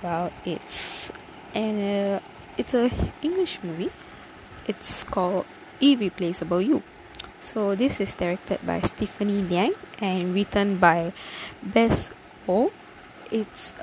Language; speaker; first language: English; non-native, local second language; Tamil